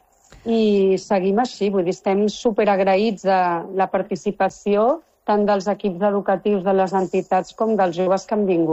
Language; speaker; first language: Catalan; non-native, local second language; Spanish